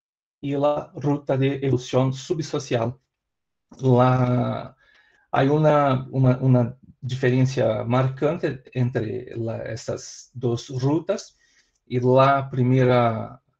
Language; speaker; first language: Spanish; non-native, learner; Portuguese